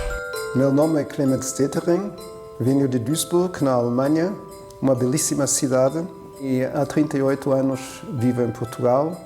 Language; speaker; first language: Portuguese; non-native, fluent; German